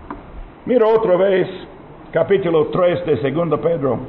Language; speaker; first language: Spanish; non-native, learner; English